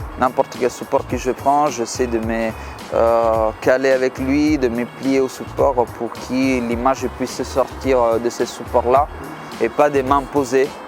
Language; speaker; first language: French; non-native, fluent; Italian